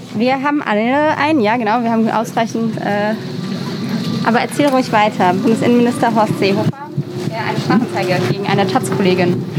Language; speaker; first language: German; native; German